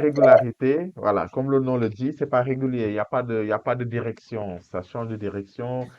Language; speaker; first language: French; non-native, fluent; Portuguese